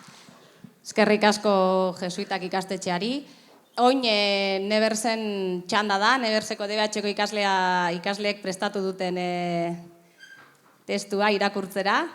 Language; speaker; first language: Basque; native; Basque